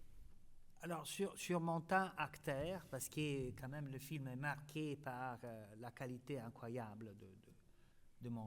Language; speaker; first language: French; non-native, fluent; Italian